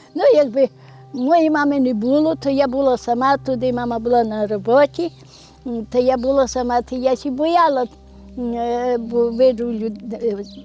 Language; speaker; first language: Ukrainian; native; Ukrainian